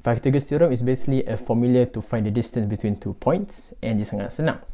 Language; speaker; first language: English; non-native, local second language; Malay